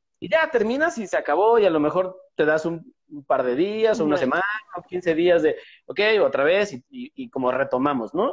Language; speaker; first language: Spanish; native; Spanish